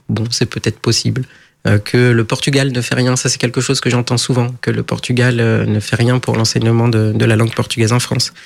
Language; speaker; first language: French; early bilingual, other home language; Portuguese